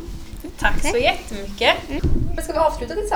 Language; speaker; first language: Swedish; native; Swedish